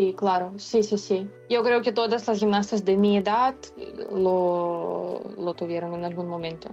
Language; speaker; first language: Spanish; non-native, fluent; Ukrainian